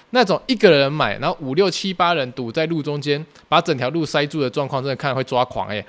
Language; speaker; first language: Chinese; native; Chinese